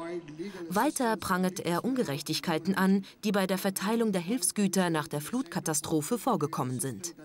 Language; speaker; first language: German; native; German